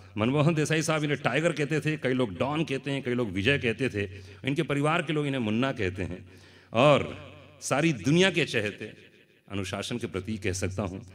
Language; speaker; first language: Hindi; native; Hindi